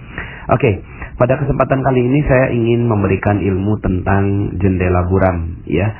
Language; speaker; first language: Indonesian; native; Indonesian